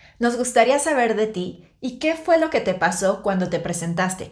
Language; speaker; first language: Spanish; native; Spanish